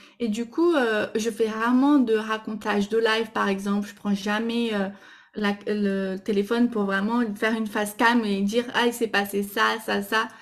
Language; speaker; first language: French; non-native, fluent; Portuguese